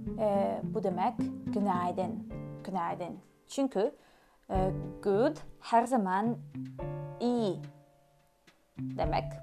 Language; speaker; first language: Turkish; non-native, learner; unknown